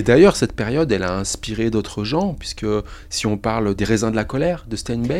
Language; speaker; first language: French; native; French